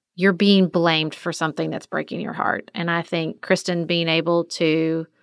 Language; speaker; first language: English; native; English